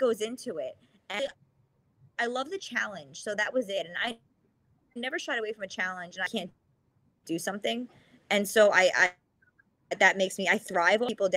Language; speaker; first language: English; native; English